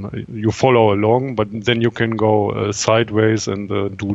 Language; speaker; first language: English; non-native, fluent; German